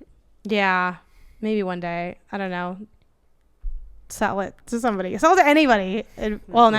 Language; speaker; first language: English; native; English